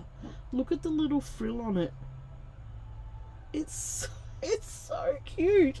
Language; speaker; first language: English; native; English